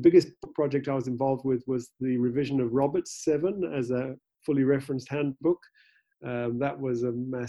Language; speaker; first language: English; native; English